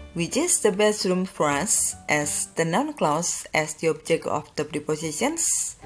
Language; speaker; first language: English; non-native, fluent; Indonesian